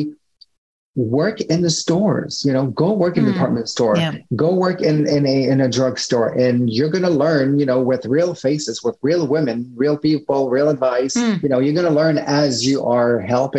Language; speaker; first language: English; non-native, fluent; French